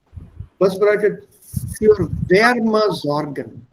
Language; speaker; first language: German; non-native, fluent; Hindi